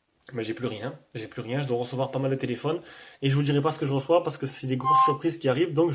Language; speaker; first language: French; native; French